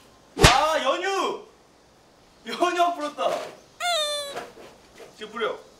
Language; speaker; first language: Korean; native; Korean